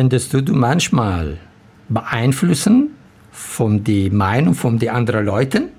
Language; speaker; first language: German; non-native, learner; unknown